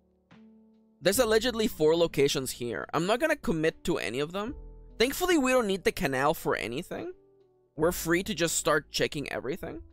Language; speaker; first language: English; native; English